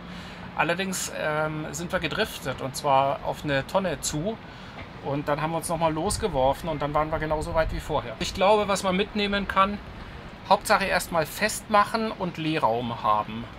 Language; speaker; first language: German; native; German